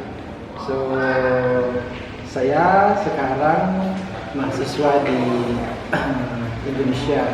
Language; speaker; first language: Indonesian; non-native, learner; Filipino